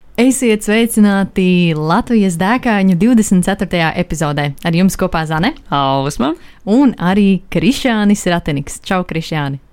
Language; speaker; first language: Latvian; native; Latvian